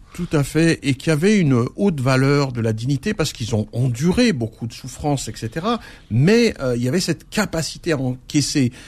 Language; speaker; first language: French; early bilingual, other home language; Arabic